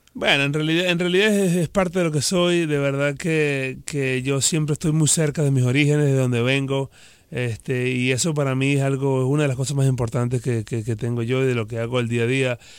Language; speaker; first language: Spanish; native; Spanish